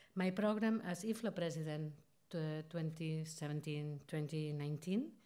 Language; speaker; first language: English; non-native, fluent; Spanish